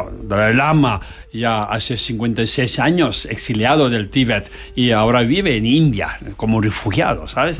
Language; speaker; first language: Spanish; non-native, learner; Tibetan